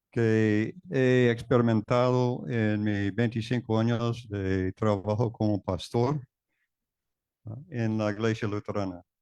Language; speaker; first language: Spanish; non-native, fluent; English